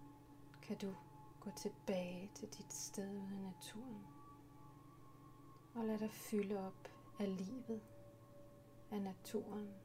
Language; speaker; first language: Danish; native; Danish